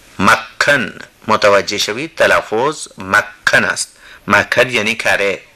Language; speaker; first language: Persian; non-native, fluent; Hindi